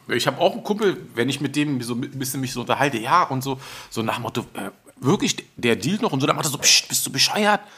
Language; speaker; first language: German; native; German